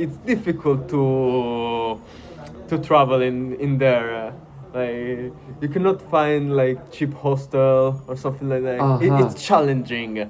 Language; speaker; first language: English; non-native, fluent; Italian